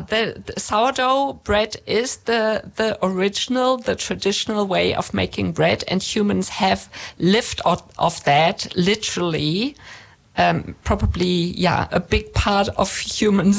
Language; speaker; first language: English; non-native, fluent; German